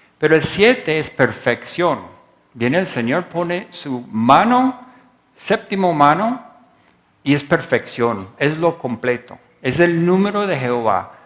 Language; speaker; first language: Spanish; non-native, fluent; English